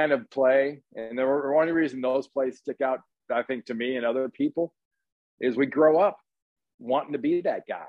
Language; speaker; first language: English; native; English